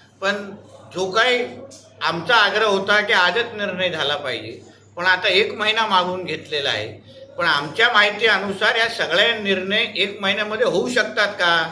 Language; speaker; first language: Marathi; native; Marathi